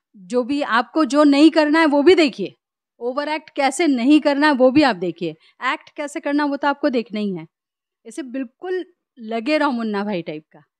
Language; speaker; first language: Hindi; native; Hindi